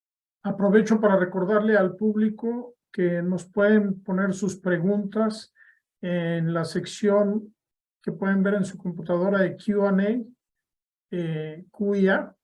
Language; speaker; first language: Spanish; native; Spanish